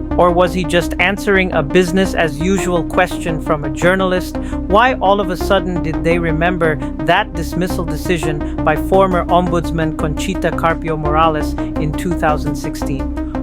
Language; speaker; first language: English; non-native, local second language; Filipino